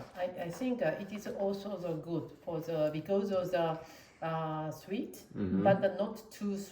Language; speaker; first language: English; non-native, learner; Japanese